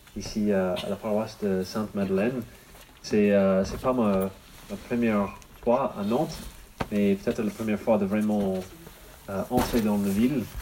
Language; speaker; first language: French; non-native, fluent; English